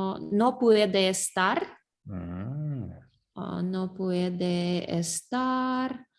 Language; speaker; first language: Spanish; non-native, learner; English